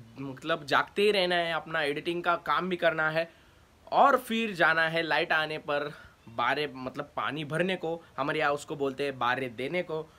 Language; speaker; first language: Hindi; non-native, local second language; Marathi